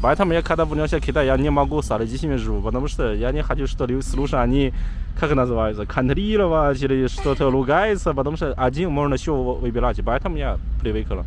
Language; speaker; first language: Russian; non-native, learner; Chinese